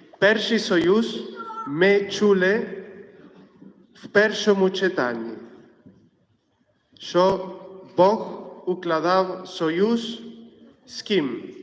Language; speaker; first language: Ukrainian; non-native, fluent; Polish